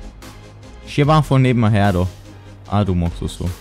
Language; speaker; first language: German; native; German